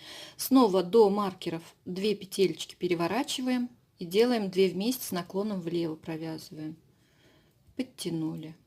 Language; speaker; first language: Russian; native; Russian